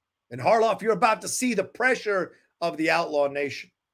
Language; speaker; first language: English; native; English